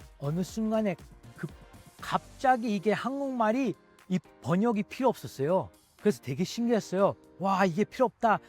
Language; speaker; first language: Korean; early bilingual, heritage; Korean